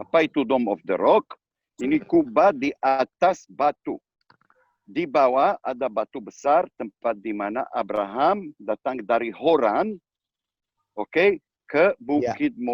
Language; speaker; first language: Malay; non-native, learner; Hebrew